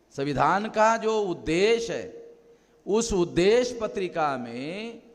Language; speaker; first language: Hindi; non-native, local second language; Marathi